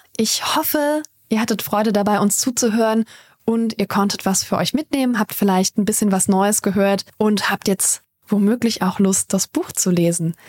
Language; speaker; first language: German; native; German